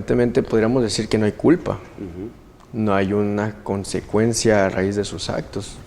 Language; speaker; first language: Spanish; native; Spanish